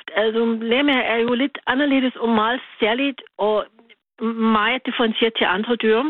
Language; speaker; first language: Danish; non-native, learner; German